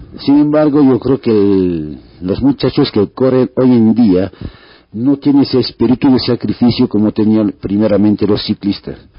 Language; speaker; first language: Spanish; non-native, fluent; French